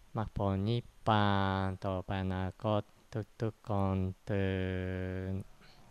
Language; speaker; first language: Thai; non-native, fluent; Japanese